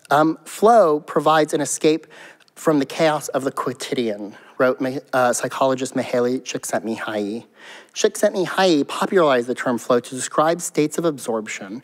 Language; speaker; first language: English; native; English